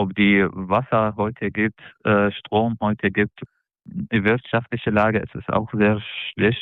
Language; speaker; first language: German; non-native, fluent; Arabic